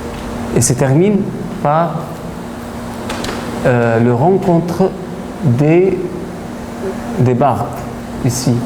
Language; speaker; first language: French; non-native, fluent; Arabic